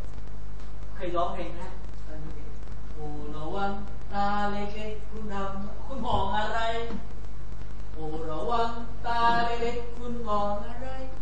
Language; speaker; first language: Thai; native; Thai